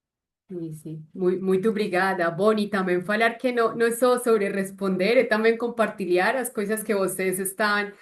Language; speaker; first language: Portuguese; non-native, learner; Spanish